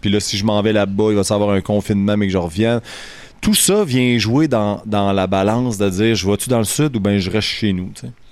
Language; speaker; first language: French; native; French